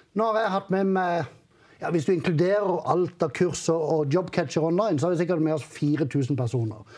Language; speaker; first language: Norwegian; native; Norwegian